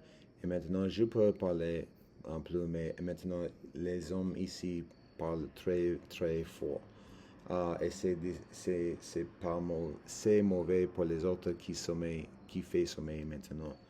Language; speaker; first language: French; non-native, learner; English